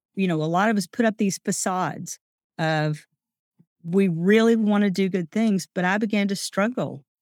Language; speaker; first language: English; native; English